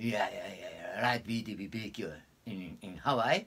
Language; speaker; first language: English; non-native, learner; Japanese